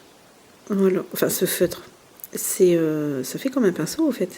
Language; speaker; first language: French; native; French